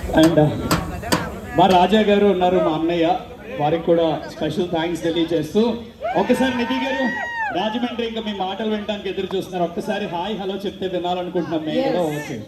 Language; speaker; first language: Telugu; native; Telugu